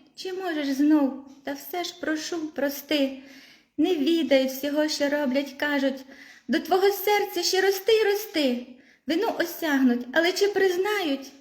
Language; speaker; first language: Ukrainian; native; Ukrainian